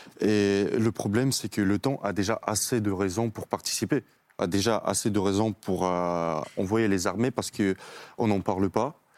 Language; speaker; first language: French; non-native, fluent; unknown